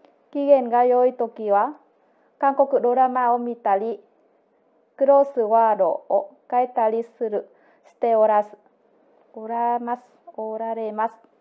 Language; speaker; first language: Japanese; non-native, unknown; Vietnamese